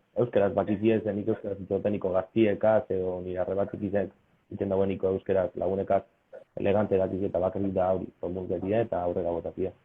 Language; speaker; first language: Basque; native; Basque